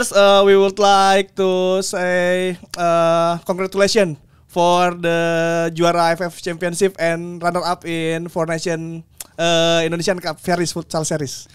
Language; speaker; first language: English; non-native, learner; Indonesian